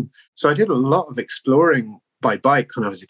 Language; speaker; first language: English; native; English